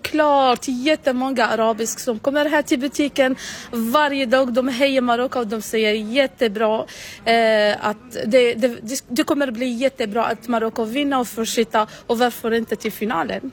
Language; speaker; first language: Swedish; non-native, learner; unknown